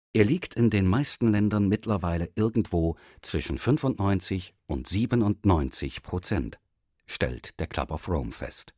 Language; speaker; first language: German; native; German